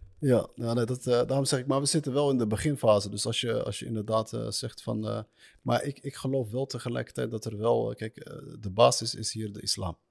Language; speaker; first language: Dutch; early bilingual, other home language; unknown